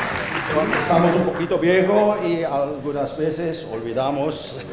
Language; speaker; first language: Spanish; non-native, fluent; Dutch